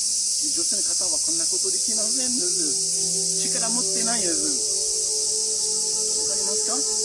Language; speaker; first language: Japanese; non-native, fluent; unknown